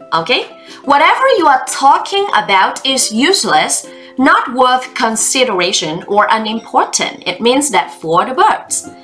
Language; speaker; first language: English; non-native, fluent; Vietnamese